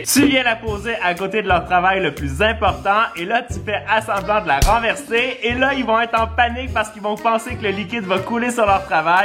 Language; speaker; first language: French; native; French